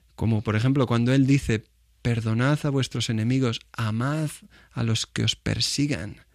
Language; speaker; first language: Spanish; native; Spanish